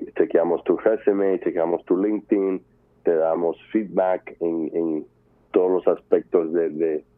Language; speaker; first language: Spanish; early bilingual, heritage; Spanish